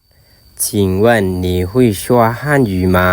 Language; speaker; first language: Chinese; non-native, fluent; Lao